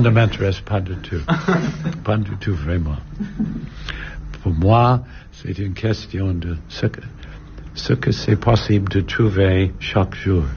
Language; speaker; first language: French; non-native, learner; English